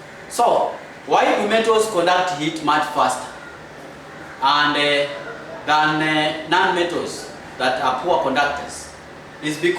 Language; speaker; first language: English; non-native, local second language; Swahili